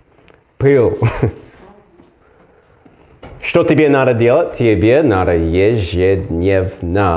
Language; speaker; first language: Russian; non-native, learner; English